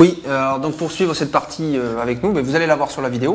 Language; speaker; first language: French; native; French